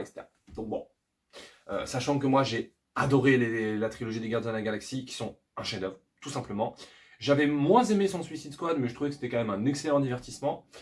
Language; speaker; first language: French; native; French